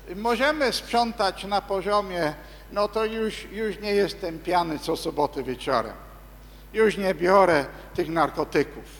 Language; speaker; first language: Polish; non-native, fluent; English